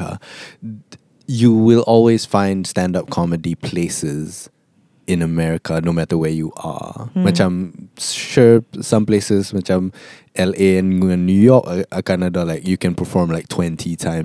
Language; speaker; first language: English; non-native, local second language; Malay